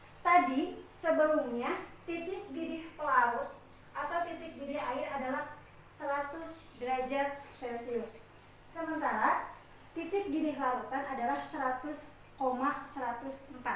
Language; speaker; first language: Indonesian; native; Indonesian